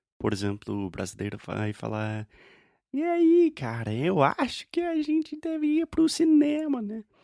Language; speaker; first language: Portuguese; non-native, fluent; English